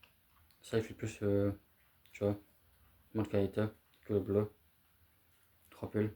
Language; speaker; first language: French; native; French